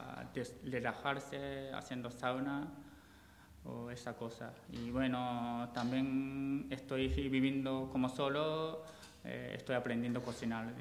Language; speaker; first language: Spanish; non-native, learner; Japanese